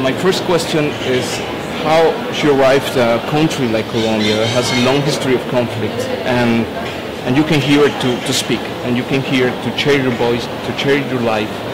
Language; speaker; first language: English; non-native, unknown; Spanish